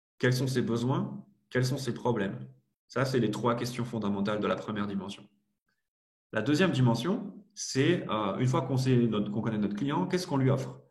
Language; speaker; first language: French; native; French